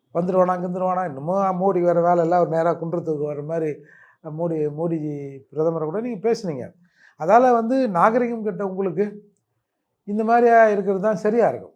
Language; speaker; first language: Tamil; native; Tamil